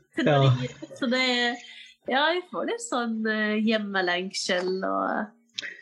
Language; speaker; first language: Norwegian; non-native, fluent; English